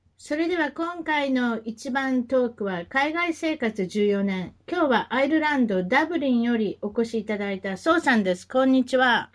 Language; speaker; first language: Japanese; native; Japanese